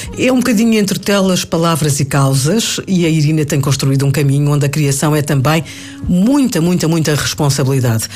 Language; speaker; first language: Portuguese; native; Portuguese